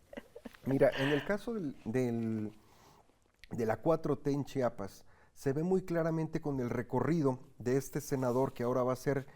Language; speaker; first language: Spanish; native; Spanish